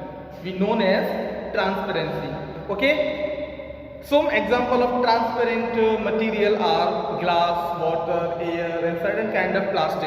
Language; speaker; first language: English; non-native, local second language; Hindi